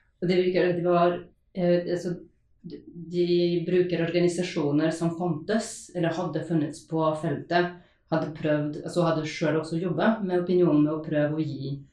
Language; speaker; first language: Norwegian; non-native, fluent; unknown